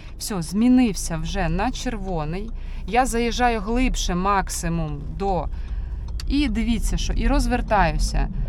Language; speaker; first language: Ukrainian; non-native, local second language; Russian